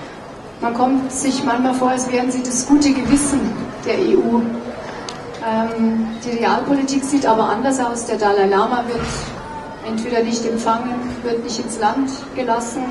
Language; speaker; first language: German; native; German